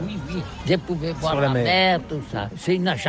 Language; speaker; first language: French; non-native, learner; Catalan